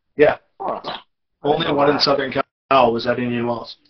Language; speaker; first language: English; native; English